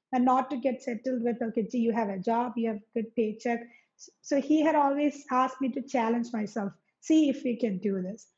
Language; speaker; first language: English; non-native, local second language; Malayalam